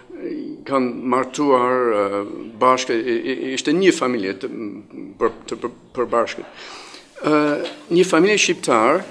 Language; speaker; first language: Albanian; non-native, fluent; English